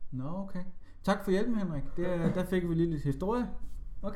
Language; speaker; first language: Danish; native; Danish